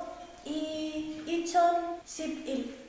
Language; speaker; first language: Korean; non-native, learner; Spanish